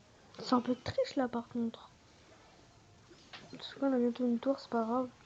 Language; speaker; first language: French; native; French